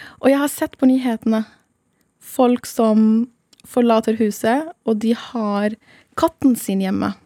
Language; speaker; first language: Norwegian; non-native, fluent; Arabic